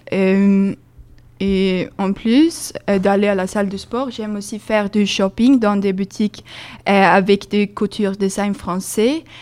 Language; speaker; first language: French; non-native, learner; Swedish